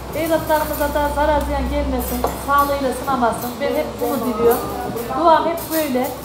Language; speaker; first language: Turkish; native; Turkish